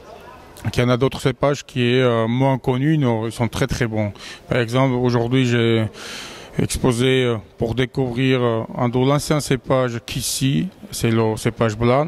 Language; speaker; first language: French; non-native, learner; Georgian